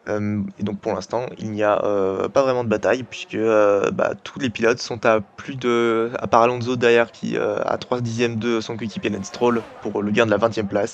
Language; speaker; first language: French; native; French